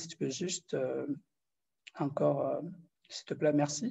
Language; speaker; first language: French; non-native, fluent; Portuguese